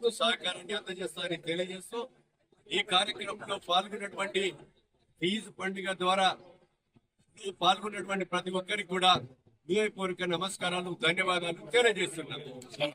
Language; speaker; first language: Telugu; native; Telugu